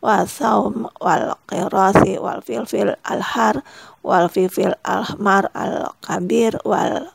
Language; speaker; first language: Arabic; non-native, fluent; Indonesian